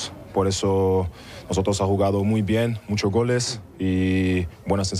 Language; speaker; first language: Spanish; non-native, fluent; German